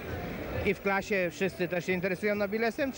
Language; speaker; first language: Polish; native; Polish